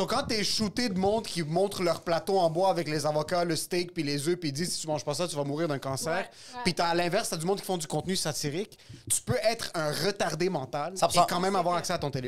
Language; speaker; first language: French; native; French